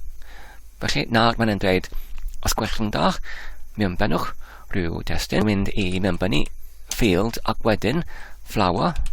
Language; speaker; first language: Welsh; non-native, learner; English